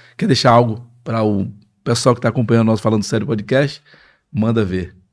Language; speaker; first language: Portuguese; native; Portuguese